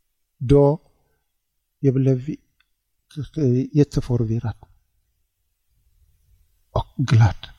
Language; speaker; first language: Swedish; non-native, learner; Tigrinya